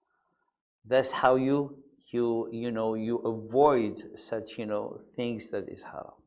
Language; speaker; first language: English; non-native, fluent; Arabic